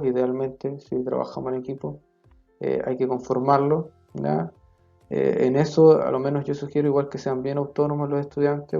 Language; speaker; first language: Spanish; native; Spanish